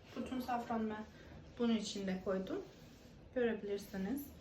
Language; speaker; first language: Turkish; non-native, learner; Persian